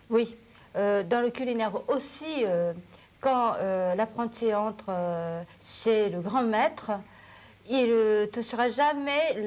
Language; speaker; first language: French; non-native, fluent; Japanese